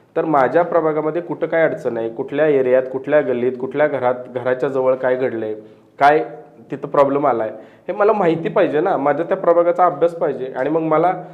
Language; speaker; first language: Marathi; native; Marathi